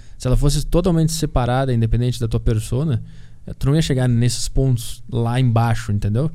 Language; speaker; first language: Portuguese; native; Portuguese